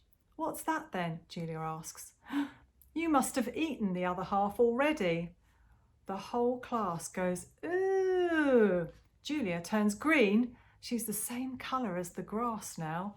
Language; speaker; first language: English; native; English